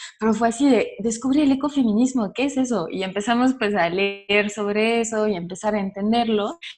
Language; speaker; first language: Spanish; non-native, fluent; French